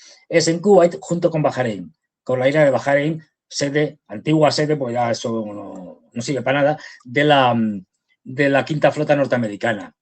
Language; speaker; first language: Spanish; native; Spanish